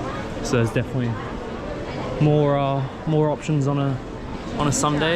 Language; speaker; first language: English; native; English